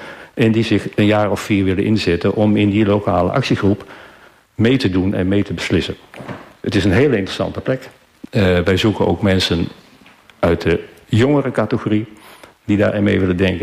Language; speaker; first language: Dutch; native; Dutch